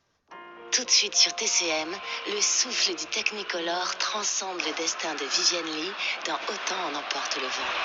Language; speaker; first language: French; native; French